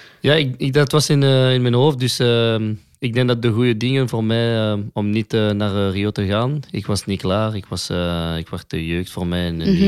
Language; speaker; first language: Dutch; non-native, local second language; French